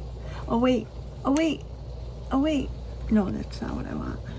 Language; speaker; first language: English; native; English